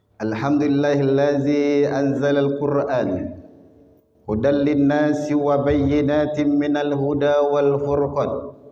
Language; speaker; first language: Malay; non-native, local second language; Minangkabau